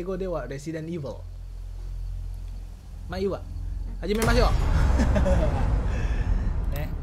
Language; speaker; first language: Japanese; non-native, fluent; Indonesian